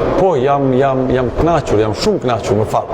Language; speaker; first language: Albanian; non-native, learner; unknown